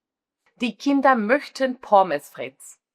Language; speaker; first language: German; non-native, fluent; Spanish